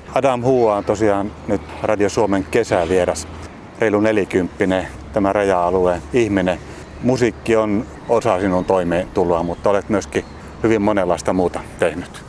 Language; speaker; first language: Finnish; native; Finnish